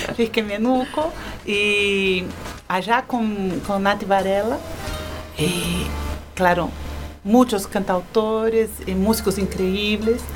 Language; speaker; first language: Spanish; non-native, learner; Portuguese